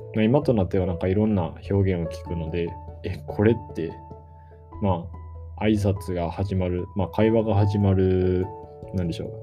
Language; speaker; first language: Japanese; native; Japanese